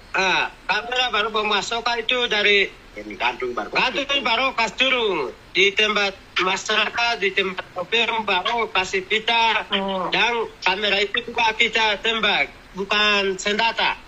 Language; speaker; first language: Indonesian; non-native, local second language; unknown